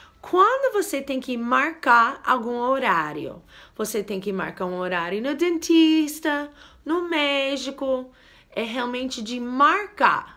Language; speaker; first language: Portuguese; non-native, fluent; English